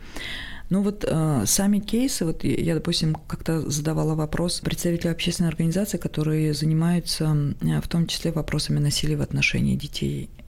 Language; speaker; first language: Russian; non-native, local second language; Tajik